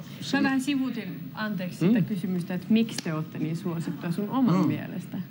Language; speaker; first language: Finnish; native; Finnish